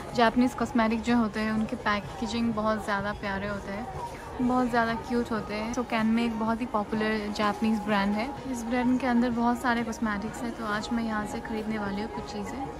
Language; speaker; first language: Hindi; non-native, local second language; Bangla